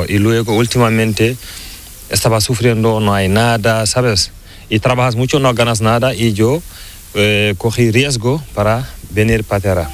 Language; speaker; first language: Spanish; non-native, learner; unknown